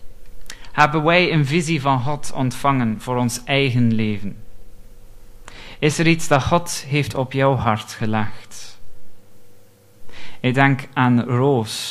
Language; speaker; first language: Dutch; non-native, fluent; English